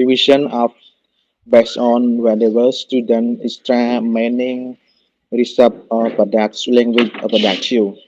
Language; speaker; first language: English; non-native, learner; Khmer